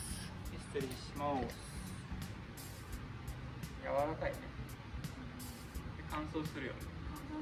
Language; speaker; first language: Japanese; native; Japanese